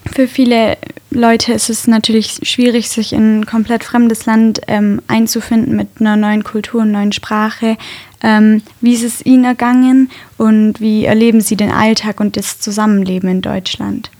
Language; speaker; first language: German; native; German